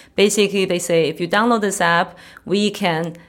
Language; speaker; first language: English; early bilingual, other home language; Chinese